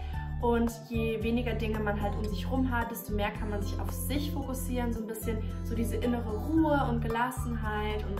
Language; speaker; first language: German; native; German